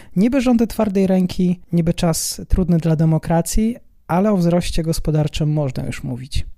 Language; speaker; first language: Polish; native; Polish